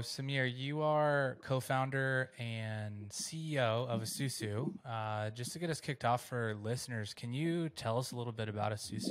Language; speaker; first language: English; native; English